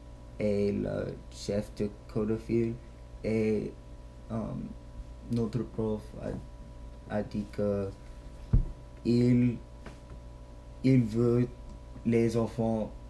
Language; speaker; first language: French; non-native, learner; English